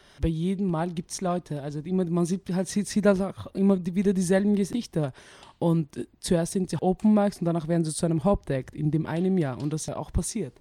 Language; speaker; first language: German; early bilingual, other home language; Turkish